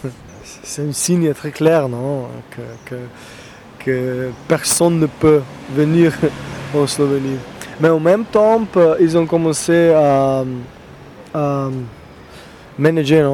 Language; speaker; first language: French; non-native, fluent; Slovenian